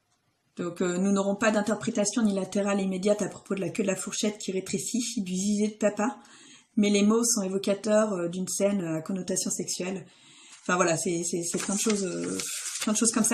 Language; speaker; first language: French; native; French